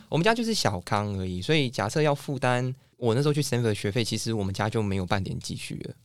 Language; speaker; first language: Chinese; native; Chinese